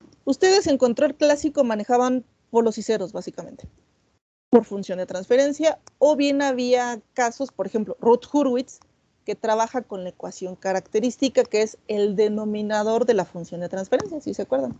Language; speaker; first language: Spanish; native; Spanish